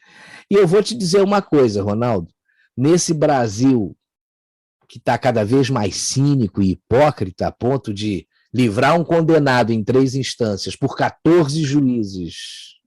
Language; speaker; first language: Portuguese; native; Portuguese